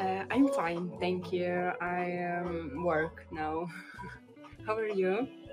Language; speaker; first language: English; non-native, learner; Ukrainian